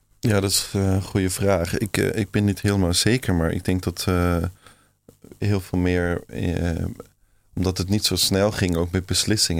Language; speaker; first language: Dutch; non-native, fluent; German